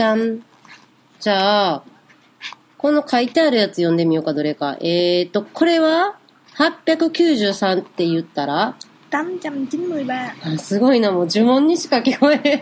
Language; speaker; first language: Japanese; native; Japanese